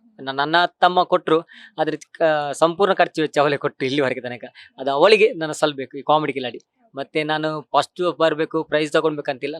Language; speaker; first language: Kannada; non-native, local second language; Tulu